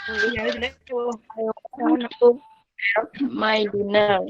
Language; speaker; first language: English; non-native, learner; Indonesian